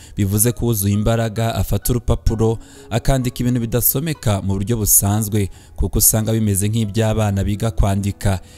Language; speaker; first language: Kinyarwanda; native; Kinyarwanda